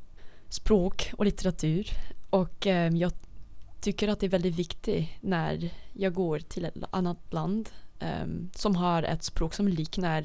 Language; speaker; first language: Swedish; non-native, fluent; Dutch